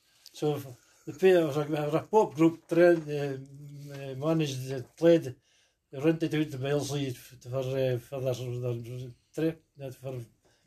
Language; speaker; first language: English; native; English